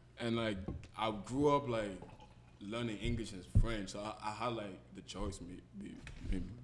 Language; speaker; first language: English; non-native, local second language; French